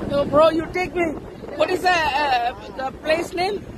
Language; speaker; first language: English; non-native, learner; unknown